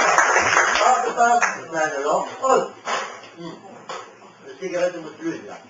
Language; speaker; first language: German; non-native, fluent; French